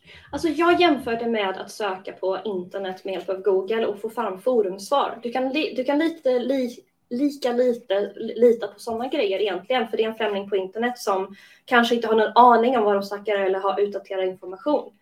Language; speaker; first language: Swedish; native; Swedish